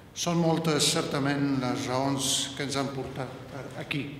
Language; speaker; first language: Catalan; non-native, local second language; Spanish